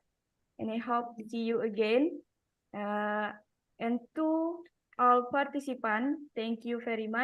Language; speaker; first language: English; non-native, learner; Indonesian